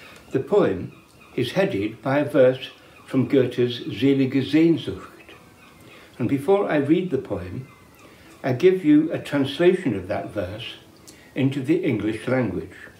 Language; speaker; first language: English; native; English